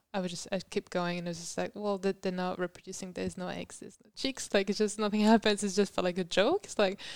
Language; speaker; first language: English; non-native, fluent; French